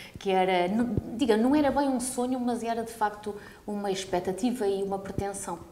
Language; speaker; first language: Portuguese; early bilingual, heritage; Portuguese